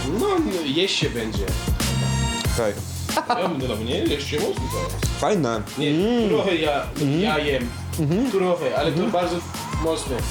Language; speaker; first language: Polish; non-native, learner; Turkish